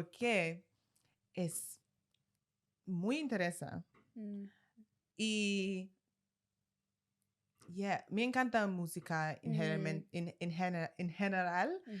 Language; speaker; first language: Spanish; non-native, learner; English